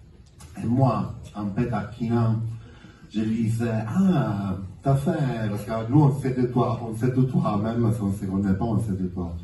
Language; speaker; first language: French; non-native, fluent; Italian